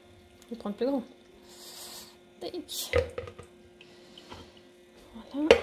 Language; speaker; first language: French; native; French